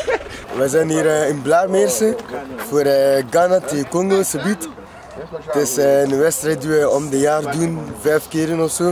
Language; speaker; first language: Dutch; non-native, fluent; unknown